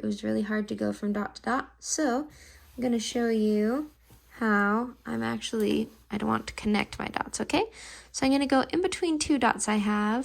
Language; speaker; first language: English; native; English